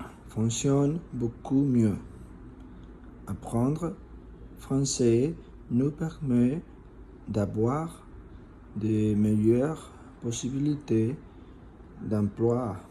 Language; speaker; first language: French; non-native, learner; Spanish